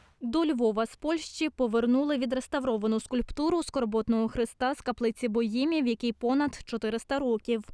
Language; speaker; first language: Ukrainian; native; Ukrainian